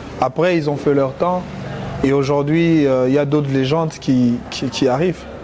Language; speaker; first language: French; non-native, local second language; Lingala